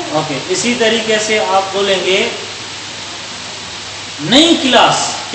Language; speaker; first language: Hindi; native; Hindi